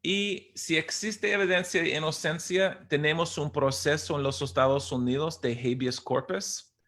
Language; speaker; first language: Spanish; non-native, fluent; English